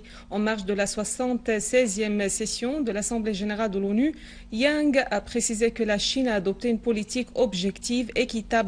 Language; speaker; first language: French; non-native, fluent; Arabic